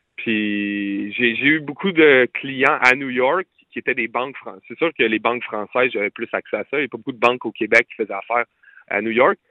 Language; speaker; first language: French; native; French